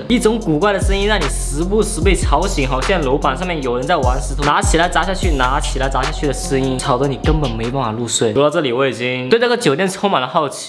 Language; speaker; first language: Chinese; native; Chinese